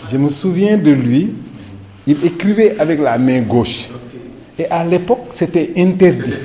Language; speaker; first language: French; non-native, local second language; Wolof